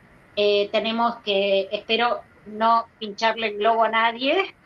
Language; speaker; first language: Spanish; native; Spanish